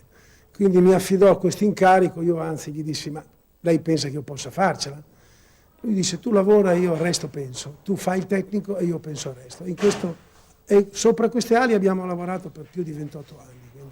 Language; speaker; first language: Italian; native; Italian